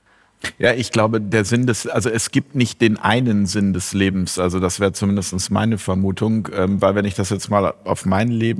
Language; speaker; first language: German; native; German